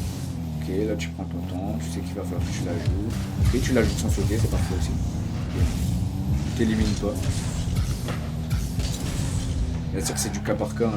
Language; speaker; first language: French; native; French